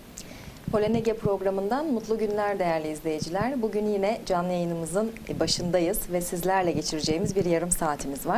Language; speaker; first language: Turkish; native; Turkish